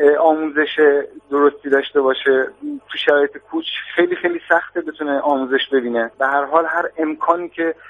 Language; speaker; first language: Persian; native; Persian